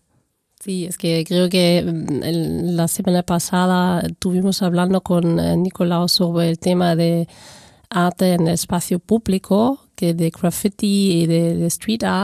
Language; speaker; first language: Spanish; non-native, fluent; German